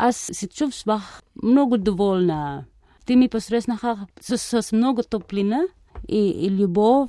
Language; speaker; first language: Bulgarian; non-native, fluent; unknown